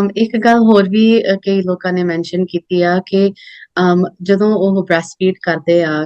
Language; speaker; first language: Punjabi; early bilingual, other home language; English